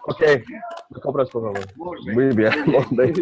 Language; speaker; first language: Spanish; non-native, learner; English